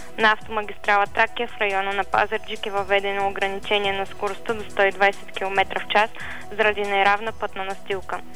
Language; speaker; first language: Bulgarian; native; Bulgarian